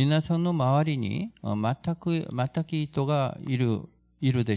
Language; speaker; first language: Japanese; non-native, fluent; Korean